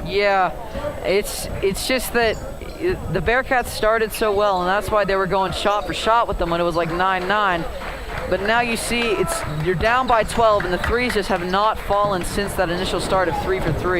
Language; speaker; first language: English; native; English